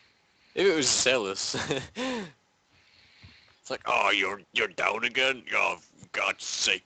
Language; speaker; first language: English; native; English